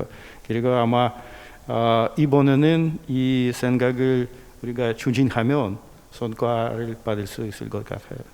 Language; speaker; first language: Korean; non-native, fluent; Russian